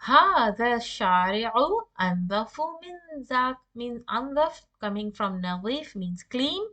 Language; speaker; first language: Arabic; non-native, fluent; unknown